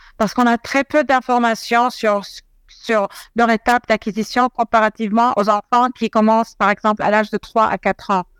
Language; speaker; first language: French; non-native, fluent; Arabic